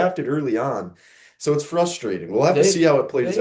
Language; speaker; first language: English; native; English